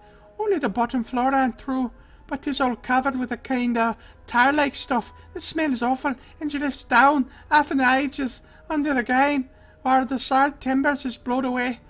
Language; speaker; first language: English; native; English